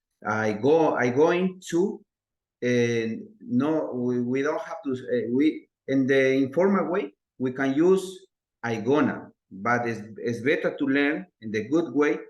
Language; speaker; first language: English; non-native, learner; Spanish